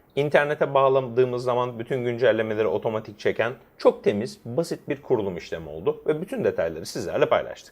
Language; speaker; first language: Turkish; native; Turkish